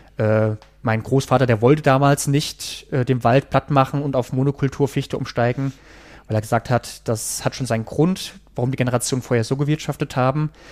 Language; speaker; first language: German; native; German